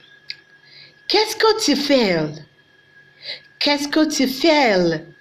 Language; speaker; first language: French; non-native, learner; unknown